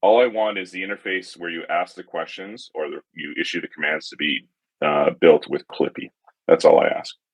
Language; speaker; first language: English; native; English